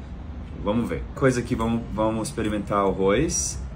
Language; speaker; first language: Portuguese; non-native, fluent; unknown